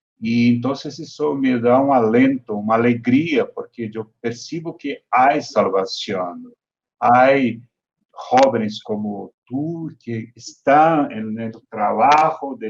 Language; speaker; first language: Spanish; non-native, fluent; Portuguese